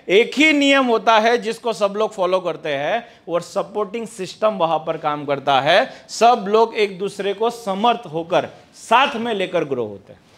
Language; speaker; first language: Hindi; non-native, local second language; Gujarati